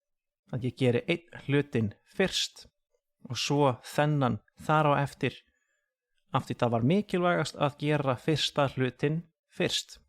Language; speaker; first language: Icelandic; non-native, fluent; English